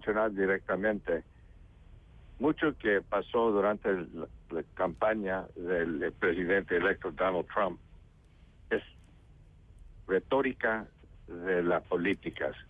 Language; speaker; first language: Spanish; early bilingual, heritage; Spanish